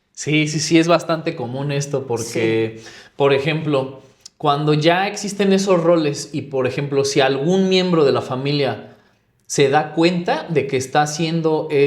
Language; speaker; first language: Spanish; native; Spanish